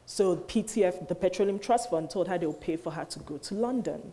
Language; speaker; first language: English; non-native, local second language; Igbo